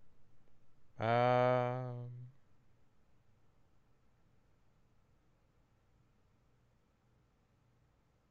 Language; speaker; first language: English; non-native, fluent; Spanish